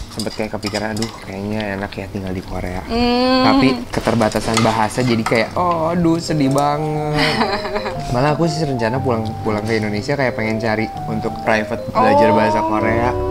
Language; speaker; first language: Indonesian; native; Indonesian